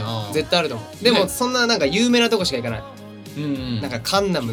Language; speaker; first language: Japanese; native; Japanese